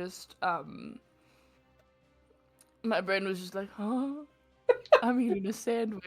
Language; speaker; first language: English; native; English